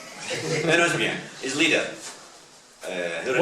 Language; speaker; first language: Spanish; non-native, learner; English